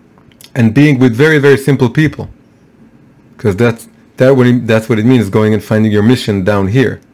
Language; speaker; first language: English; non-native, fluent; Hebrew